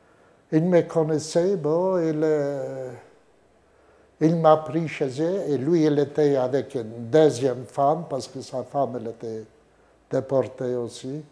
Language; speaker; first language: French; non-native, fluent; Yiddish